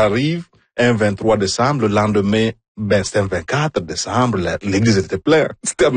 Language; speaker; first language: French; non-native, fluent; Igbo